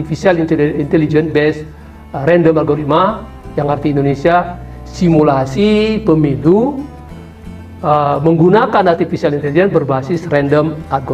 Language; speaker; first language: Indonesian; native; Indonesian